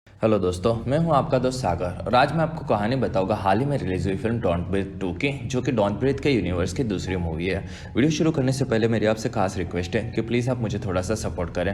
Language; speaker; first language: Hindi; native; Hindi